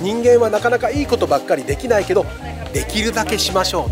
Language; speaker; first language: Japanese; native; Japanese